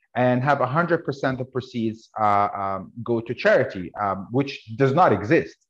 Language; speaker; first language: English; non-native, fluent; Arabic